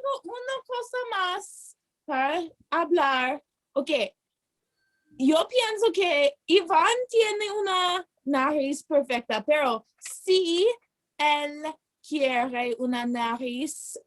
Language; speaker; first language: Spanish; non-native, learner; English